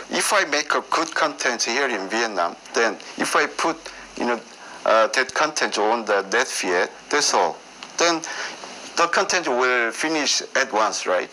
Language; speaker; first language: English; non-native, learner; Korean